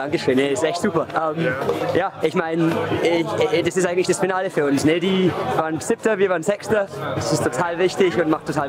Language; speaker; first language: German; non-native, fluent; Spanish